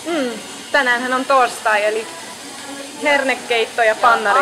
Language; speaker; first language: Finnish; native; Finnish